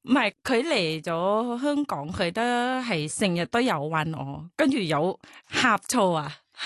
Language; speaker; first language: Cantonese; non-native, learner; Thai